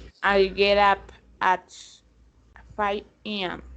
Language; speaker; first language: English; non-native, learner; Spanish